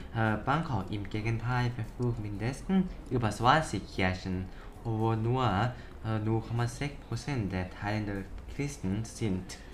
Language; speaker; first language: German; non-native, learner; Thai